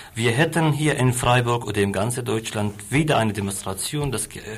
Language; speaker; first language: German; non-native, fluent; Arabic